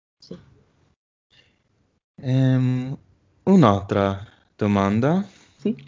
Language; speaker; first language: Italian; non-native, learner; English